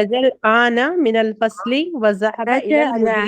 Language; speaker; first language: Arabic; non-native, learner; Urdu